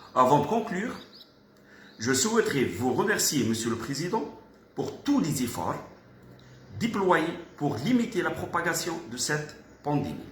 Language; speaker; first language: French; non-native, local second language; Arabic